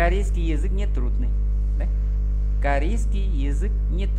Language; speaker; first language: Russian; non-native, fluent; Vietnamese